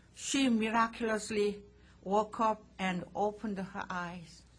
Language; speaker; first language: English; non-native, fluent; Korean